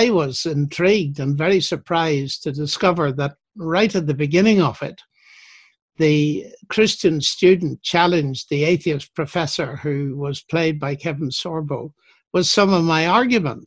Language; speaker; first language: English; native; English